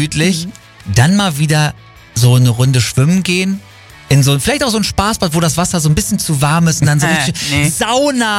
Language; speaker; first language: German; native; German